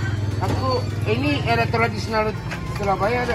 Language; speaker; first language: Indonesian; non-native, learner; Japanese